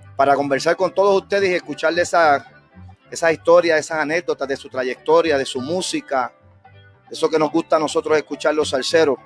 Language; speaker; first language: Spanish; native; Spanish